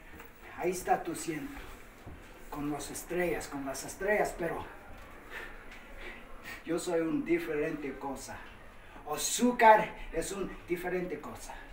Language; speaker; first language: Spanish; non-native, fluent; English